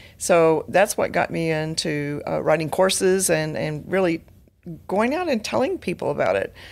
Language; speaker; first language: English; native; English